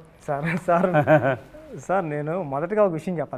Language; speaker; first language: Telugu; native; Telugu